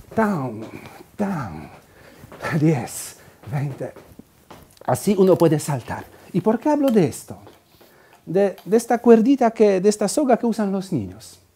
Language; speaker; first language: Spanish; non-native, fluent; Polish